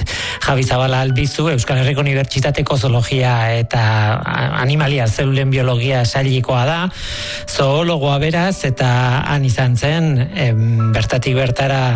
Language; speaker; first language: Basque; native; Basque